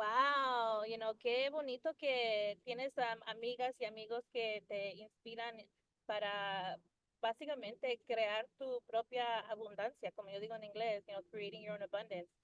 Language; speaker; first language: Spanish; early bilingual, heritage; Spanish